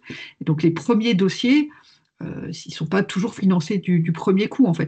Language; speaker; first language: French; native; French